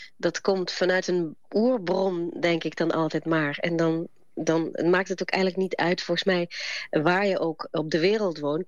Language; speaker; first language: Dutch; native; Dutch